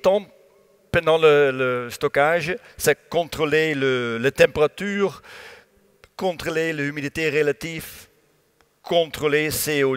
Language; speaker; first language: French; non-native, learner; Dutch